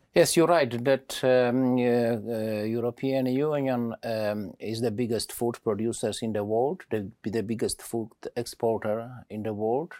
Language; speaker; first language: English; non-native, learner; Polish